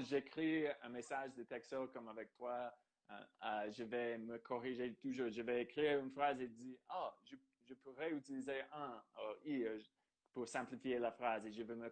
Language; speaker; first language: French; non-native, fluent; English